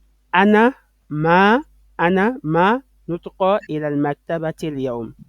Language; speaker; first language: Arabic; non-native, fluent; French